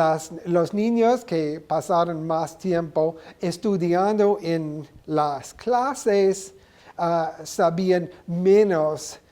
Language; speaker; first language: Spanish; non-native, learner; English